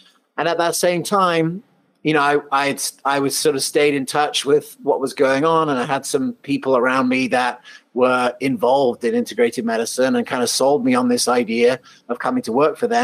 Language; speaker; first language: English; native; English